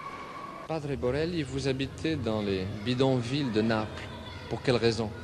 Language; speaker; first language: French; native; French